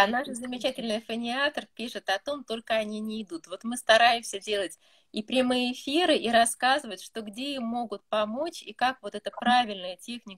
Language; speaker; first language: Russian; native; Russian